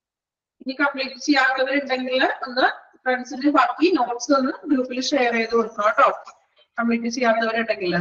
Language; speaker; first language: Malayalam; native; Malayalam